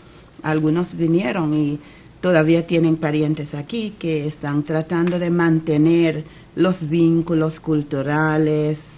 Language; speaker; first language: Spanish; non-native, fluent; English